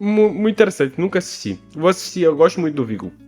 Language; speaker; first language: Portuguese; native; Portuguese